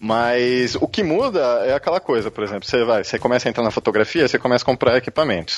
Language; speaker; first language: Portuguese; native; Portuguese